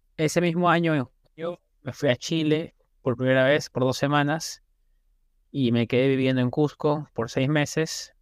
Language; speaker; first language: Spanish; native; Spanish